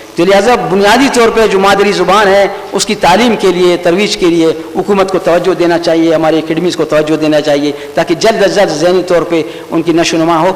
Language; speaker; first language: Urdu; non-native, local second language; Brahui